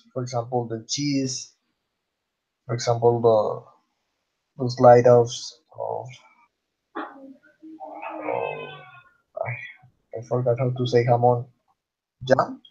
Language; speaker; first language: English; non-native, learner; Spanish